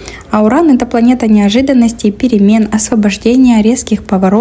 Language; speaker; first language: Russian; native; Russian